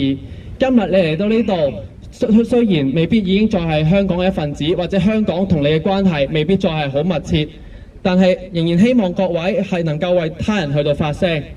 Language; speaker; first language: Cantonese; native; Cantonese